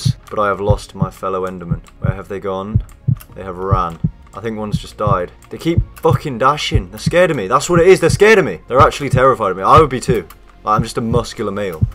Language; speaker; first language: English; native; English